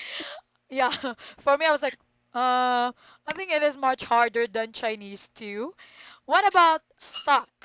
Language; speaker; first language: English; non-native, fluent; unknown